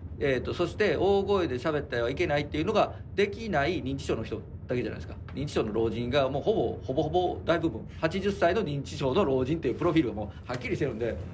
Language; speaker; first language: Japanese; native; Japanese